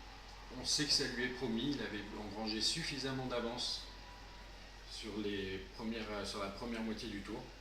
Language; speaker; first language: French; native; French